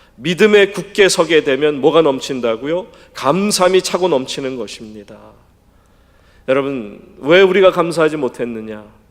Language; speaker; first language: Korean; native; Korean